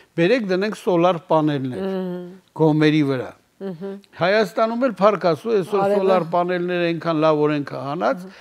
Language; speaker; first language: Armenian; native; Armenian